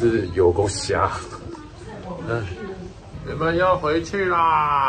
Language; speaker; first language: Chinese; native; Chinese